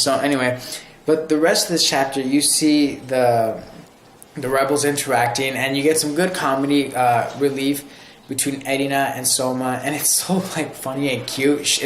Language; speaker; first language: English; native; English